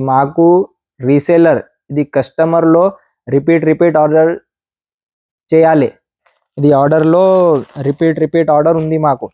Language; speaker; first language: Telugu; non-native, local second language; Urdu